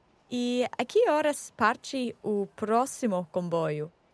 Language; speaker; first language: Portuguese; non-native, learner; English